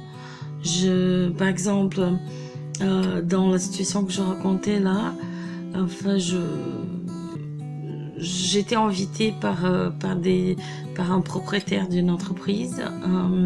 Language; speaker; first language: French; non-native, fluent; Portuguese